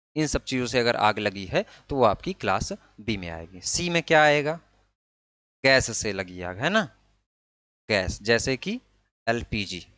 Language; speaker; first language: Hindi; native; Hindi